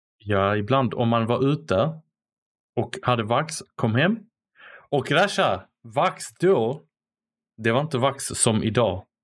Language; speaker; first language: Swedish; native; Swedish